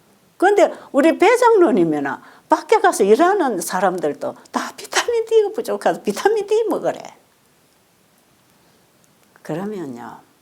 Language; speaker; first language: Korean; native; Korean